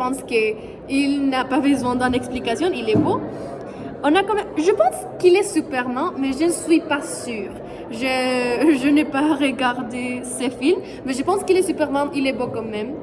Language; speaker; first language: French; non-native, fluent; Spanish